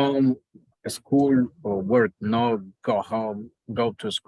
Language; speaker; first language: English; non-native, learner; Spanish